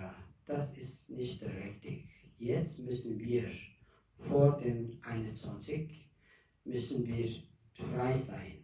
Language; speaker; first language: German; non-native, learner; Tibetan